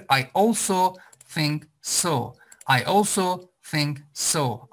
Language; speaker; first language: English; non-native, fluent; Azerbaijani